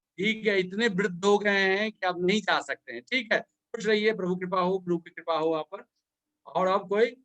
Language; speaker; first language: Hindi; native; Hindi